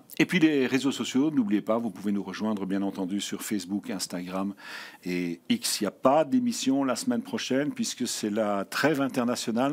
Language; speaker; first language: French; native; French